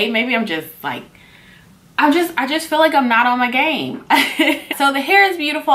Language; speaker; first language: English; native; English